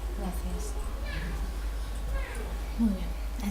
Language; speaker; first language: Spanish; native; Spanish